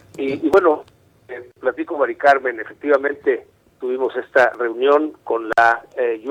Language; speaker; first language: Spanish; native; Spanish